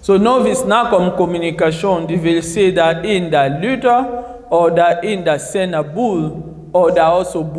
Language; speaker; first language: Swedish; non-native, learner; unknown